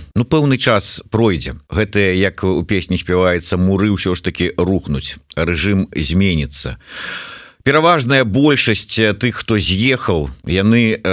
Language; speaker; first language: Belarusian; non-native, local second language; Russian